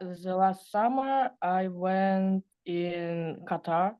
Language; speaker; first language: English; non-native, learner; Russian